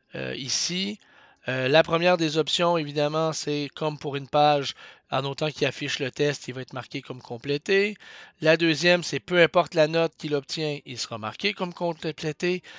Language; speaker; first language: French; native; French